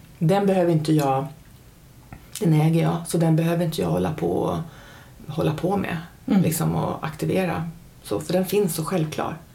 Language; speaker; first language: Swedish; early bilingual, heritage; Swedish